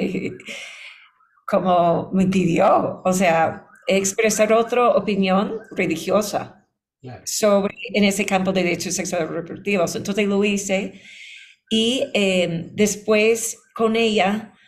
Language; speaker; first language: Spanish; non-native, fluent; English